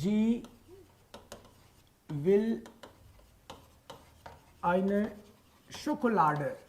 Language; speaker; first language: German; non-native, fluent; Hindi